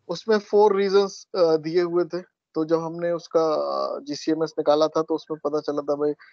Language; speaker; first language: Hindi; native; Hindi